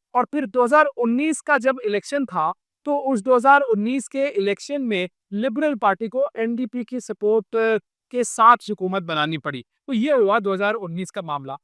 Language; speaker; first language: Urdu; native; Urdu